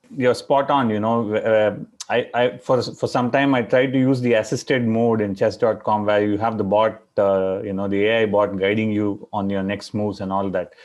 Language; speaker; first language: English; non-native, local second language; Tamil